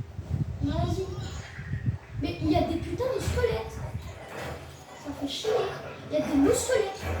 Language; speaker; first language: French; native; French